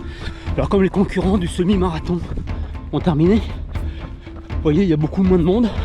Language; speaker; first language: French; native; French